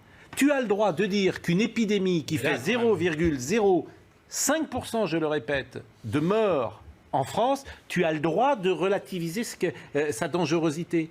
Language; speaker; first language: French; native; French